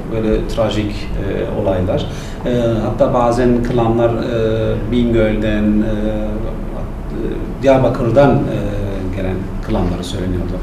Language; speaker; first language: Turkish; non-native, fluent; German